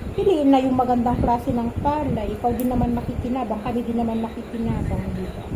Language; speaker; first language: Filipino; non-native, local second language; Iloko